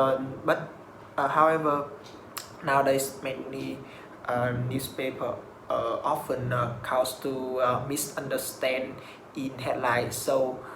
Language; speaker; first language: English; non-native, learner; Vietnamese